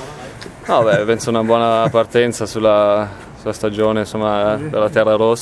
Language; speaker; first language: Italian; non-native, local second language; German